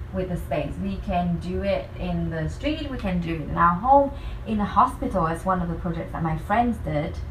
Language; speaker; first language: English; non-native, fluent; Vietnamese